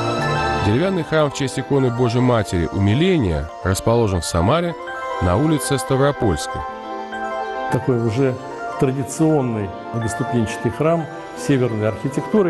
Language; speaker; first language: Russian; native; Russian